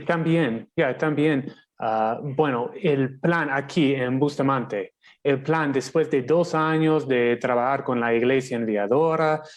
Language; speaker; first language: Spanish; non-native, fluent; English